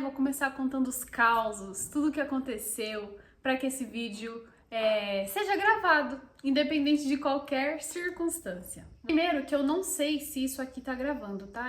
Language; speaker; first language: Portuguese; native; Portuguese